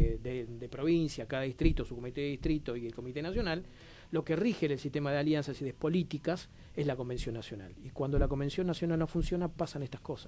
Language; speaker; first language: Spanish; native; Spanish